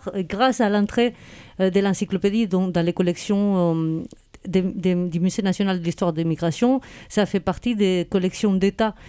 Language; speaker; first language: French; non-native, fluent; Spanish